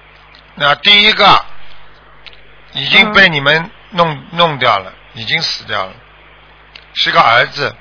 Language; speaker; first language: Chinese; native; Chinese